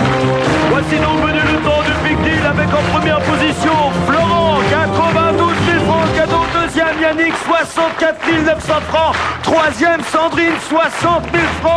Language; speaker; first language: French; native; French